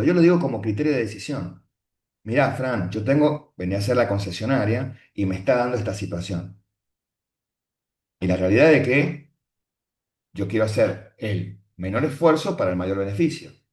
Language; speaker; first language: Spanish; native; Spanish